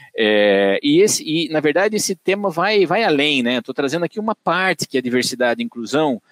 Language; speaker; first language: Portuguese; native; Portuguese